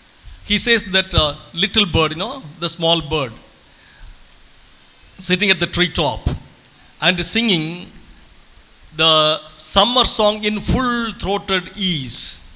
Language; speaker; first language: English; non-native, local second language; Tamil